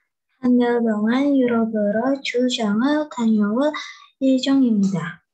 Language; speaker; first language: Korean; non-native, learner; Indonesian